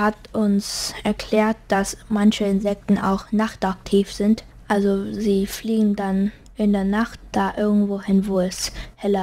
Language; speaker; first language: German; early bilingual, heritage; German